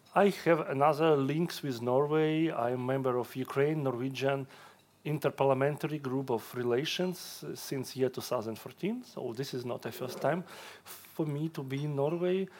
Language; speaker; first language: English; non-native, fluent; Russian